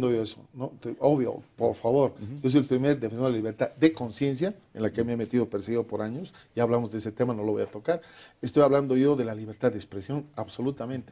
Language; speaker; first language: Spanish; native; Spanish